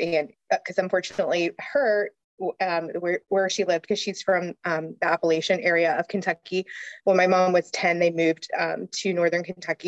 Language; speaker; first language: English; native; English